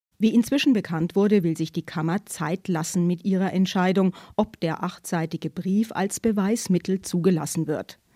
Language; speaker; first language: German; native; German